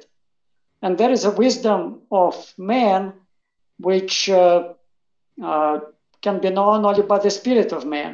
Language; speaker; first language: English; non-native, fluent; Russian